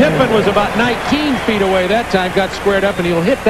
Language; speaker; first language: English; native; English